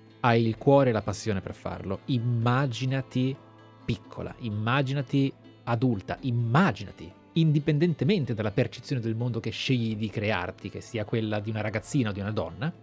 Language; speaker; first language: Italian; native; Italian